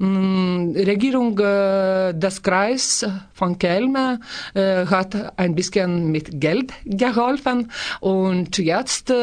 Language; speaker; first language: German; non-native, learner; Lithuanian